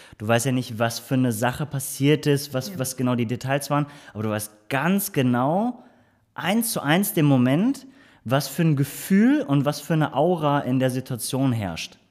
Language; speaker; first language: German; early bilingual, other home language; Turkish